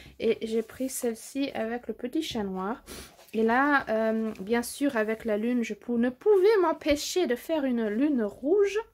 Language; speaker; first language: French; native; French